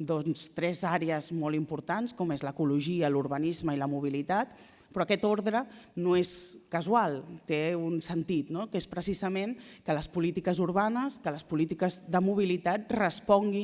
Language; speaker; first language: Catalan; native; Catalan